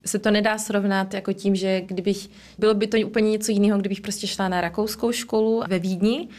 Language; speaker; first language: Czech; early bilingual, heritage; Czech